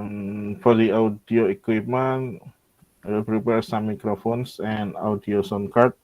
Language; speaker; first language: English; non-native, local second language; Indonesian